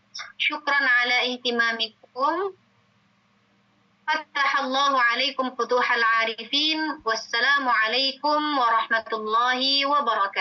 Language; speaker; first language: Arabic; non-native, fluent; Indonesian